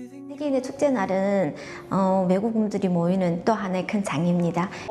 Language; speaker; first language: Korean; non-native, fluent; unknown